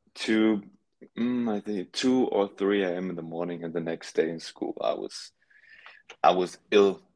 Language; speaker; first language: English; non-native, fluent; German